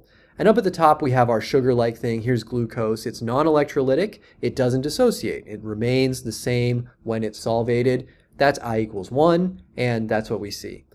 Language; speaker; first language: English; native; English